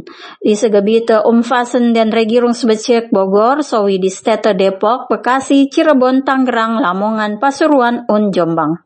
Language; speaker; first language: German; non-native, fluent; Indonesian